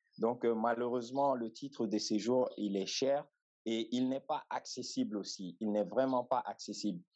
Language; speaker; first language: French; non-native, local second language; Bambara